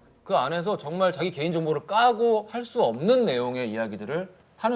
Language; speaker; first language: Korean; native; Korean